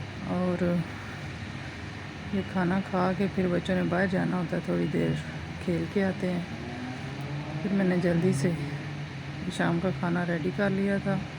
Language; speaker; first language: Hindi; native; Hindi